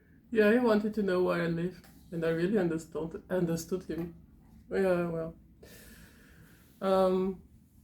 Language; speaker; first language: English; non-native, fluent; German